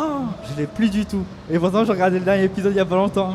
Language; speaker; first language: French; native; French